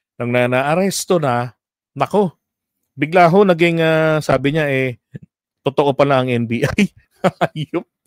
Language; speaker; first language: Filipino; native; Filipino